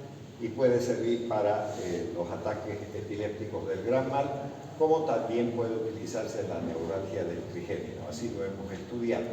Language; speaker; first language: Spanish; native; Spanish